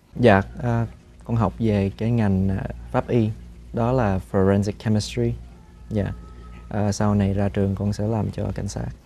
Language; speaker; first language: Vietnamese; early bilingual, heritage; Vietnamese